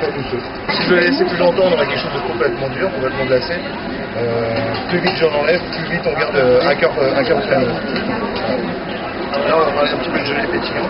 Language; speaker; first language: French; native; French